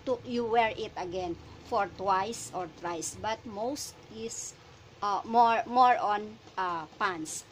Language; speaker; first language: English; non-native, local second language; Filipino